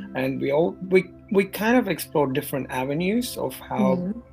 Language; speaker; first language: English; non-native, local second language; Tamil